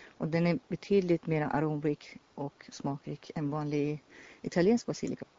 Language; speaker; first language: Swedish; non-native, fluent; Persian